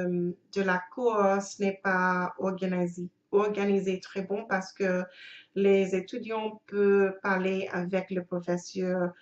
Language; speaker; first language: French; non-native, learner; English